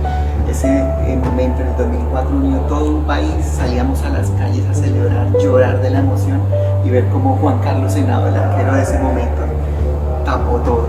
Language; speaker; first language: Spanish; native; Spanish